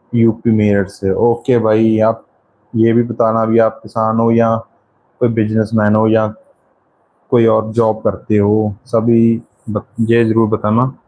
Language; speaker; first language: Hindi; non-native, local second language; Punjabi